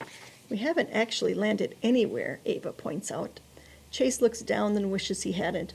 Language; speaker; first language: English; native; English